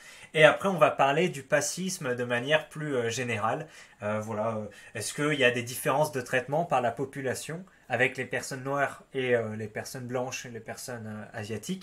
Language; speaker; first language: French; native; French